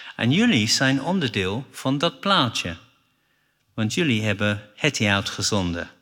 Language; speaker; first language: Dutch; non-native, fluent; English